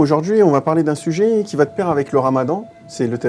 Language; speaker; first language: French; native; French